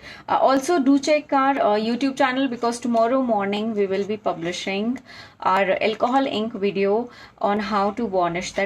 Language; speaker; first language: English; non-native, local second language; Hindi